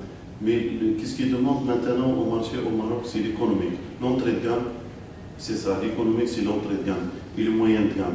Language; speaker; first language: French; non-native, local second language; Arabic